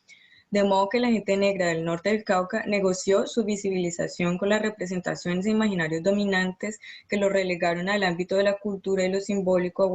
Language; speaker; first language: Spanish; native; Spanish